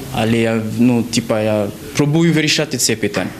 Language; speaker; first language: Ukrainian; non-native, learner; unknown